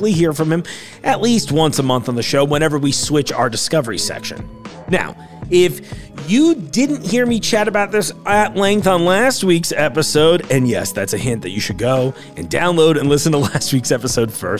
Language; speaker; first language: English; native; English